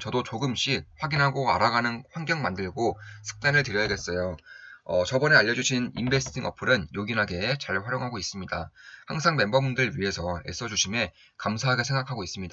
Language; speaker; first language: Korean; native; Korean